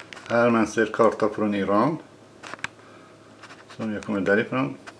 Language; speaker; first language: Swedish; non-native, learner; Persian